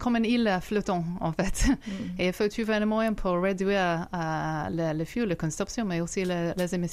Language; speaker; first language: French; non-native, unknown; English